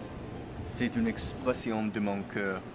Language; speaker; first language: French; non-native, learner; English